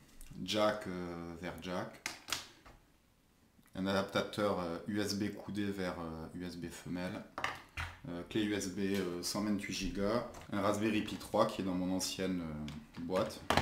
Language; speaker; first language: French; native; French